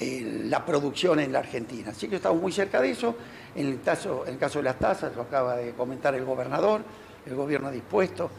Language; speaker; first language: Spanish; native; Spanish